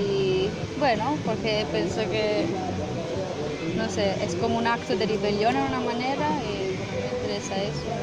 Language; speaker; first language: Spanish; non-native, learner; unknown